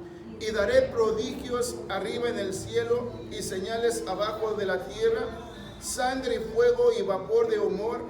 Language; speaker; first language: Spanish; native; Spanish